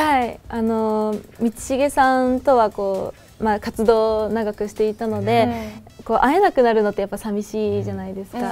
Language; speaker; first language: Japanese; native; Japanese